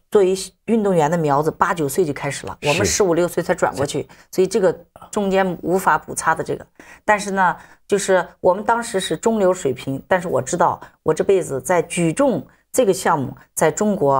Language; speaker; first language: Chinese; native; Chinese